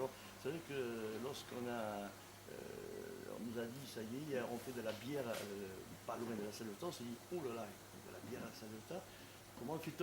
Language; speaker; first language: French; native; French